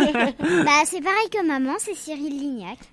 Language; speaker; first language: French; early bilingual, other home language; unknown